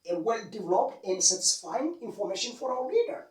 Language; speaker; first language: English; non-native, local second language; Amharic